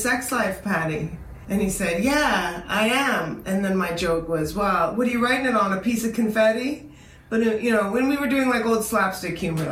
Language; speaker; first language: English; native; English